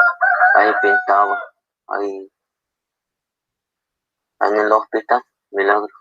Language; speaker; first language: Spanish; non-native, local second language; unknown